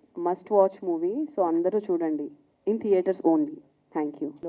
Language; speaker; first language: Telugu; non-native, learner; Hindi